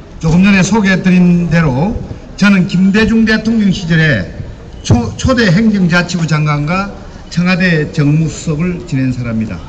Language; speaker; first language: Korean; native; Korean